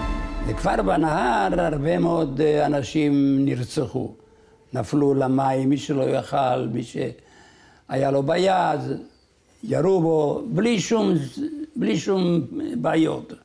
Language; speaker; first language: Hebrew; non-native, fluent; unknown